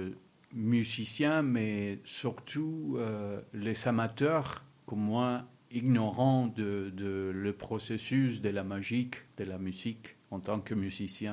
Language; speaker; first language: French; non-native, learner; Spanish